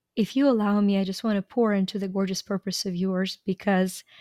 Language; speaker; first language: English; non-native, fluent; Ukrainian